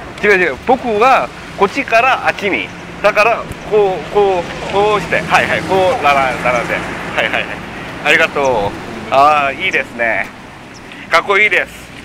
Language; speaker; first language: Japanese; non-native, learner; Korean